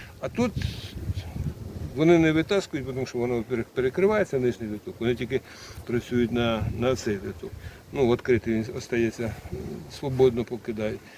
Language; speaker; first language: Ukrainian; native; Ukrainian